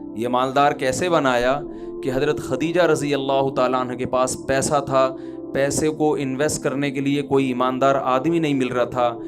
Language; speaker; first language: Urdu; native; Urdu